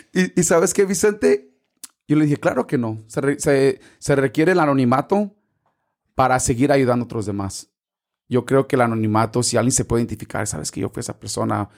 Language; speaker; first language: Spanish; early bilingual, heritage; Spanish